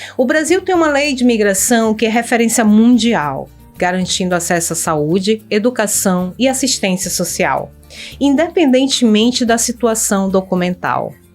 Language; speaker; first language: Portuguese; native; Portuguese